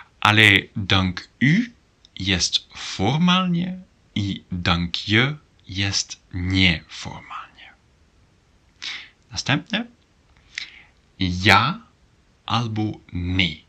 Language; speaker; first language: Polish; non-native, learner; Dutch